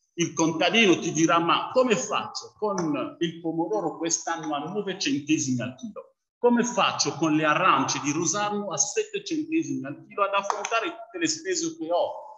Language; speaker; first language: Italian; non-native, fluent; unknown